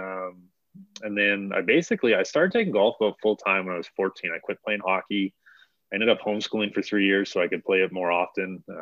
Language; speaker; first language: English; native; English